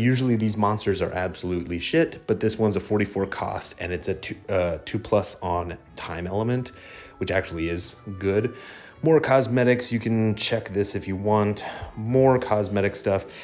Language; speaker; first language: English; native; English